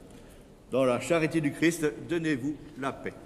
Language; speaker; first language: French; native; French